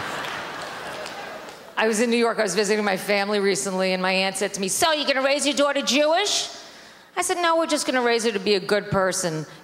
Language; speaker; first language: English; native; English